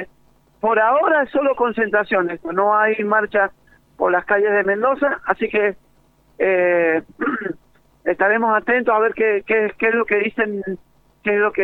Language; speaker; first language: Spanish; native; Spanish